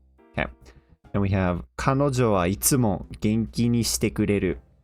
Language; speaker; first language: Japanese; non-native, fluent; English